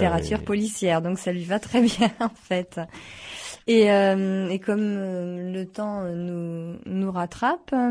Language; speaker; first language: French; native; French